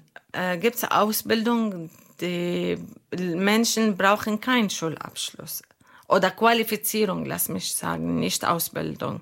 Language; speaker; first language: German; non-native, learner; Arabic